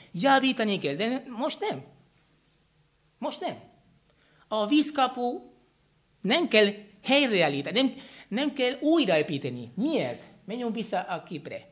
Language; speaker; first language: Hungarian; non-native, fluent; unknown